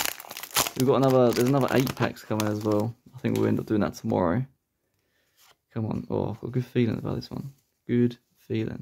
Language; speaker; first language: English; native; English